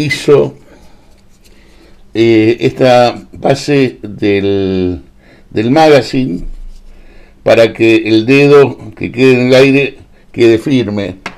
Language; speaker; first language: Spanish; native; Spanish